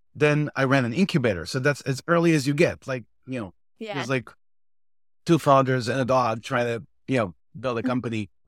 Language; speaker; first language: English; non-native, fluent; Hebrew